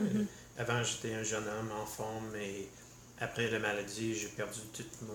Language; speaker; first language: French; non-native, learner; English